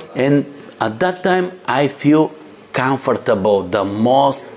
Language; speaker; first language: English; non-native, learner; Bulgarian